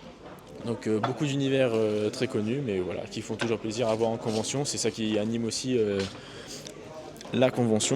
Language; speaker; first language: French; native; French